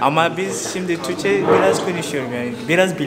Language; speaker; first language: Turkish; non-native, learner; English